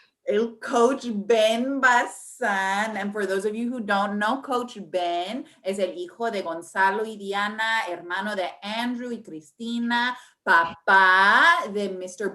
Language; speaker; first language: Spanish; early bilingual, heritage; English